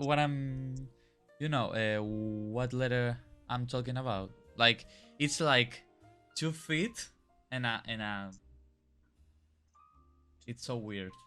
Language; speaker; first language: English; non-native, fluent; Spanish